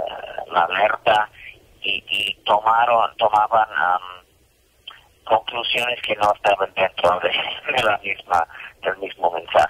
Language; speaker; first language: Spanish; non-native, fluent; English